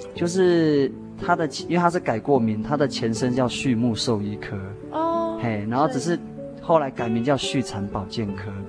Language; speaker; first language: Chinese; native; Chinese